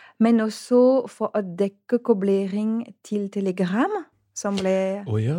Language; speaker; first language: Norwegian; non-native, fluent; French